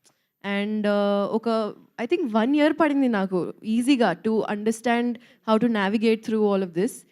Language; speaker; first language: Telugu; non-native, local second language; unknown